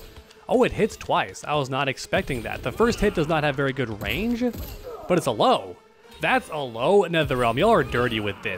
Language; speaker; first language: English; native; English